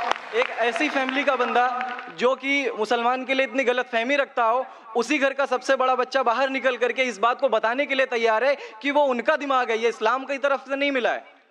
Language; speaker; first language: Hindi; native; Hindi